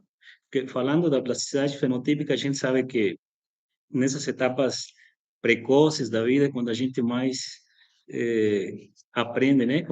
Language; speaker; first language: Portuguese; non-native, fluent; Spanish